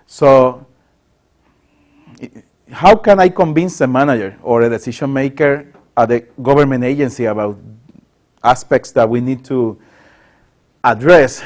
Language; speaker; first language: English; non-native, local second language; Spanish